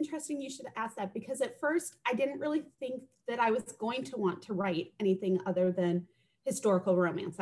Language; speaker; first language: English; native; English